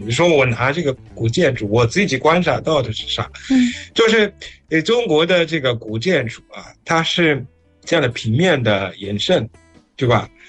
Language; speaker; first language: Chinese; non-native, fluent; Shona